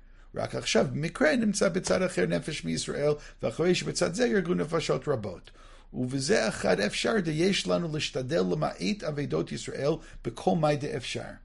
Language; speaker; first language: Hebrew; non-native, fluent; English